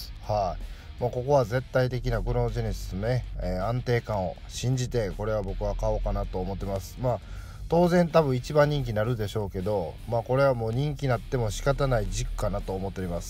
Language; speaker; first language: Japanese; native; Japanese